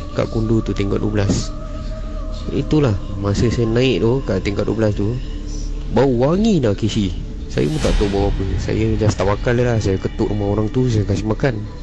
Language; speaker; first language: Malay; native; Malay